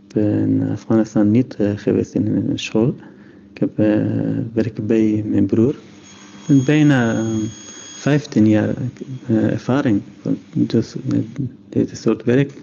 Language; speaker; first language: Dutch; non-native, learner; Persian